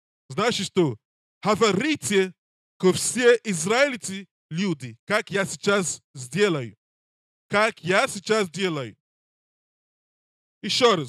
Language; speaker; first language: Russian; non-native, learner; English